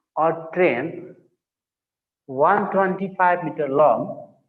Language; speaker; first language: English; non-native, local second language; Nepali